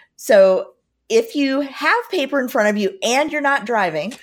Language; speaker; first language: English; native; English